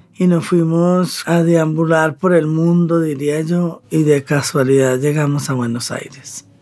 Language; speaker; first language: Spanish; native; Spanish